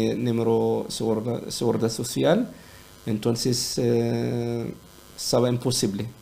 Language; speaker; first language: Spanish; non-native, learner; Arabic